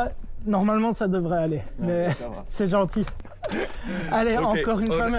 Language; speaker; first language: French; native; French